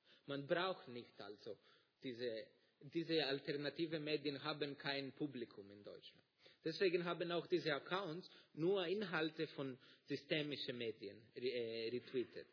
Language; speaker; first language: German; non-native, fluent; Greek